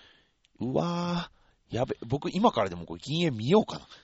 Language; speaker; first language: Japanese; native; Japanese